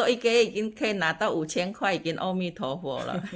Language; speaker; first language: Chinese; non-native, fluent; Indonesian